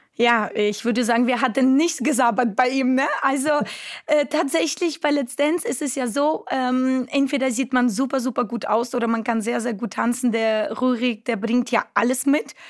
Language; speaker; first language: German; non-native, fluent; Romanian